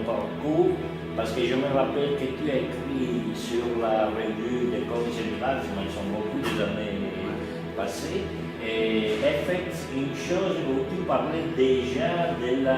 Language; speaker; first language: French; non-native, learner; Italian